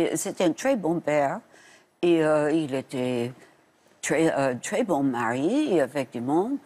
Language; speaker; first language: French; non-native, fluent; English